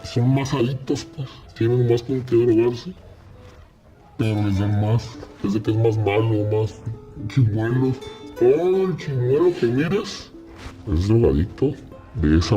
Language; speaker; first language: Spanish; native; Spanish